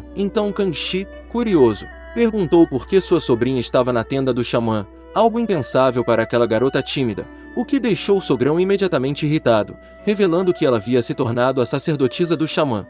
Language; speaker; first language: Portuguese; native; Portuguese